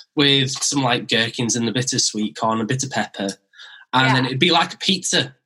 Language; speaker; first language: English; native; English